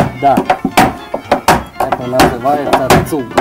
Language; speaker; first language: Russian; non-native, local second language; Hungarian